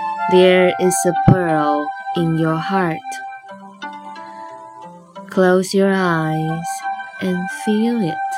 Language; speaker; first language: English; non-native, fluent; Chinese